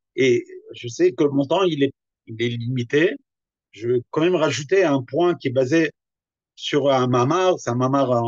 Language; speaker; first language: French; native; French